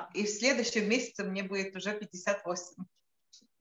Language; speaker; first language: Russian; non-native, local second language; Latvian